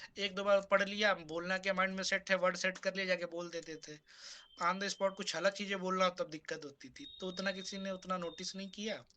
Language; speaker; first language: Hindi; native; Hindi